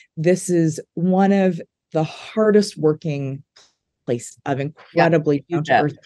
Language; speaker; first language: English; native; English